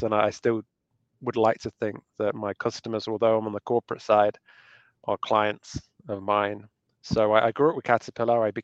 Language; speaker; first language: English; native; English